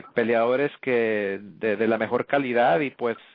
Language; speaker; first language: Spanish; early bilingual, heritage; Spanish